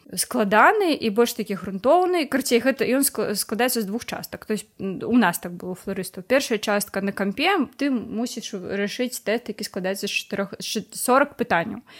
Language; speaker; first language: Belarusian; non-native, local second language; Russian